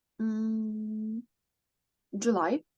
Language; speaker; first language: English; non-native, learner; Ukrainian